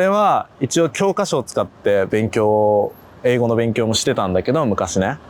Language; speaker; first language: Japanese; native; Japanese